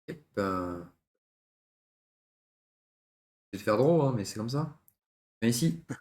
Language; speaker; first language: French; native; French